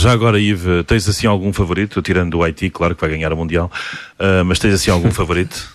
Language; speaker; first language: Portuguese; native; Portuguese